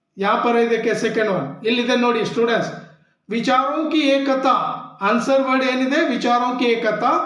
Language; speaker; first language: Hindi; non-native, local second language; Kannada